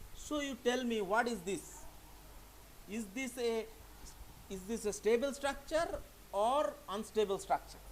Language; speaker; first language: English; non-native, local second language; Bangla